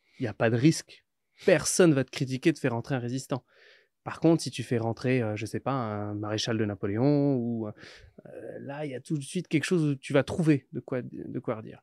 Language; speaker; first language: French; native; French